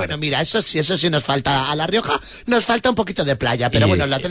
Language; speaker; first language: Spanish; native; Spanish